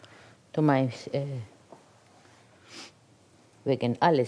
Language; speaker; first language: German; non-native, fluent; Italian